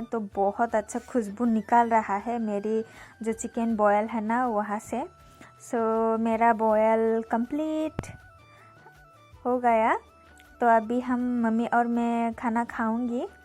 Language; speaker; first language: Hindi; non-native, local second language; Kok Borok